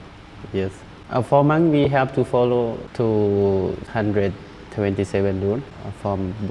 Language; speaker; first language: English; non-native, learner; Thai